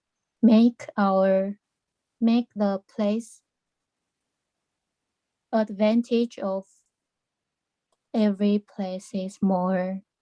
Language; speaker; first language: English; non-native, learner; Chinese